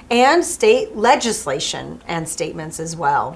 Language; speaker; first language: English; early bilingual, other home language; French